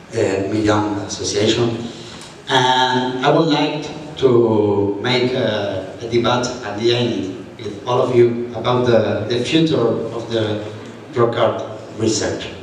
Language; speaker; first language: English; non-native, fluent; Spanish